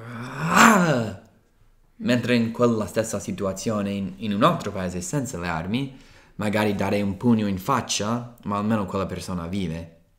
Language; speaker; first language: Italian; non-native, fluent; English